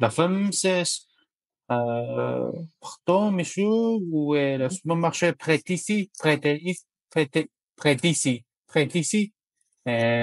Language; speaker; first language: French; non-native, learner; Chinese